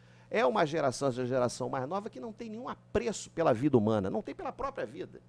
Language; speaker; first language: Portuguese; native; Portuguese